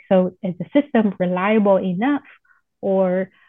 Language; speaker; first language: English; non-native, fluent; Chinese